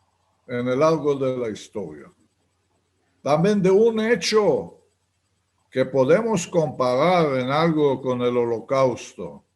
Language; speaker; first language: Spanish; non-native, fluent; Hebrew